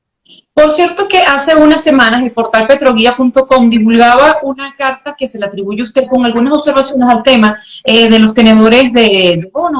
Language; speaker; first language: Spanish; native; Spanish